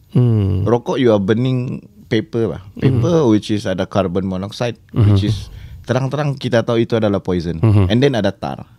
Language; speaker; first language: Malay; native; Malay